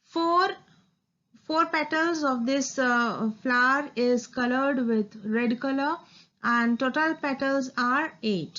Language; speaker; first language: English; non-native, local second language; Hindi